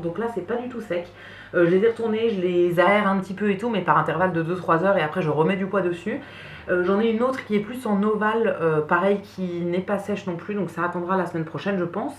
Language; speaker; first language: French; native; French